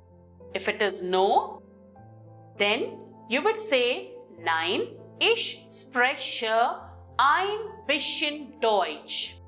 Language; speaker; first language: German; non-native, learner; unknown